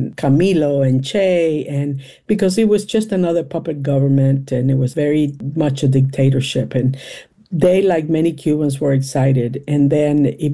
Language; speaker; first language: English; non-native, local second language; Spanish